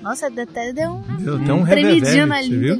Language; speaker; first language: Portuguese; native; Portuguese